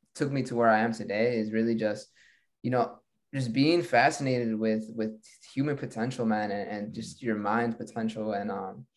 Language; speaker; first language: English; early bilingual, other home language; Spanish